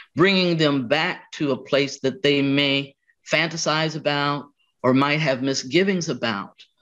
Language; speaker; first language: English; native; English